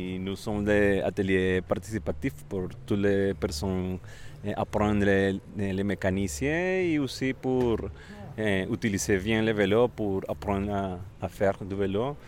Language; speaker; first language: French; non-native, learner; Spanish